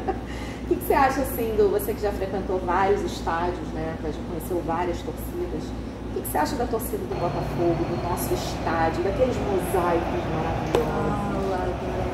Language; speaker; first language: Portuguese; native; Portuguese